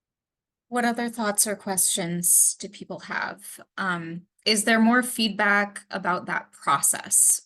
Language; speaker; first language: English; native; English